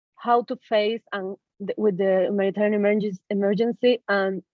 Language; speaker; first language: English; non-native, learner; Spanish